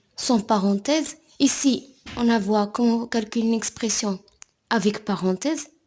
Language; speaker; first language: French; non-native, local second language; Arabic